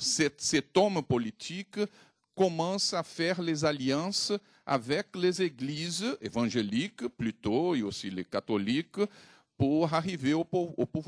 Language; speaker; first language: French; non-native, fluent; Portuguese